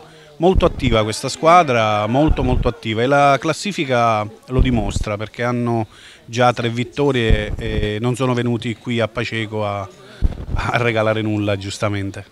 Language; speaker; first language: Italian; native; Italian